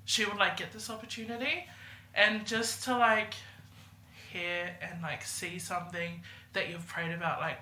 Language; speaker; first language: English; native; English